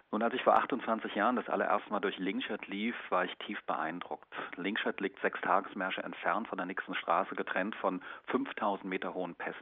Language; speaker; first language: German; native; German